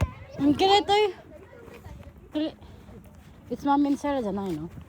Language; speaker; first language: Japanese; non-native, fluent; Filipino